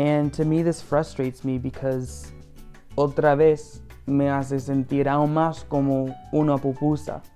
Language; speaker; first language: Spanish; non-native, fluent; English